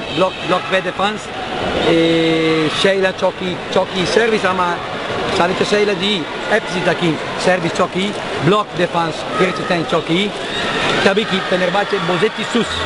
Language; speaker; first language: Turkish; non-native, learner; Italian